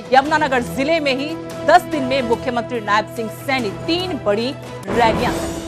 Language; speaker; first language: Hindi; native; Hindi